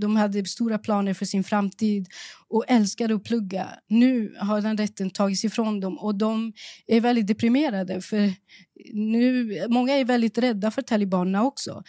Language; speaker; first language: Swedish; early bilingual, other home language; Persian